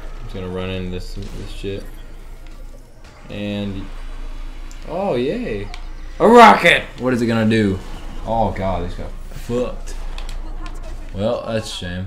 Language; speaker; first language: English; native; English